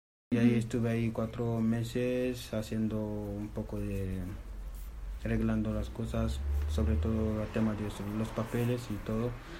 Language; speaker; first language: Spanish; non-native, fluent; Fula